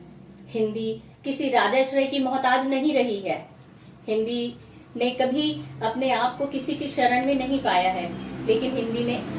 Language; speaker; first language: Hindi; native; Hindi